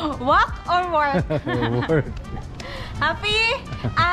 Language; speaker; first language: English; non-native, local second language; Filipino